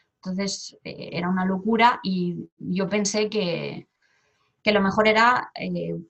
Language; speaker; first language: Spanish; native; Spanish